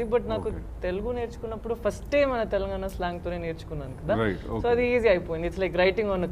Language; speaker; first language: Telugu; non-native, local second language; Tamil